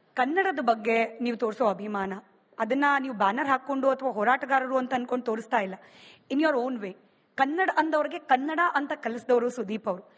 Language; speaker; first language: Kannada; native; Kannada